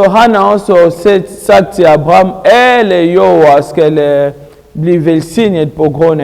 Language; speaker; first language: Danish; non-native, learner; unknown